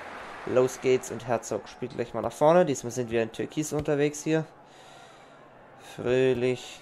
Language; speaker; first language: German; native; German